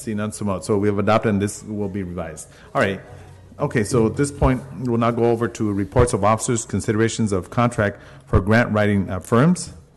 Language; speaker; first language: English; native; English